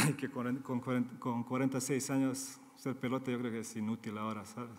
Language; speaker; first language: Spanish; non-native, fluent; Serbian